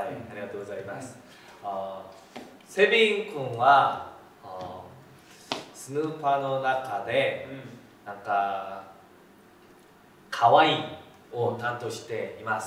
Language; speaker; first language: Japanese; non-native, fluent; Korean